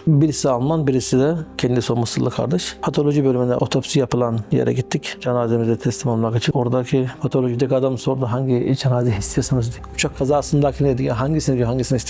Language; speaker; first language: Turkish; early bilingual, heritage; Turkish